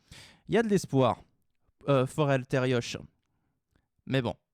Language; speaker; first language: French; native; French